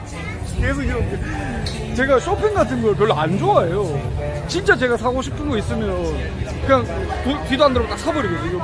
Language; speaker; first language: Korean; native; Korean